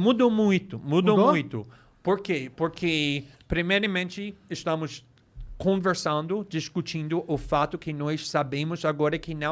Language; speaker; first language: Portuguese; non-native, fluent; English